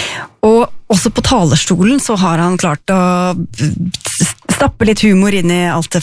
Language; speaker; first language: Norwegian; native; Norwegian